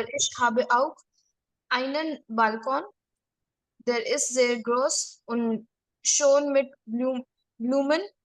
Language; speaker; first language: German; non-native, learner; Hindi